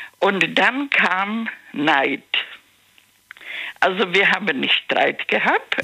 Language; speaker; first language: German; non-native, learner; Czech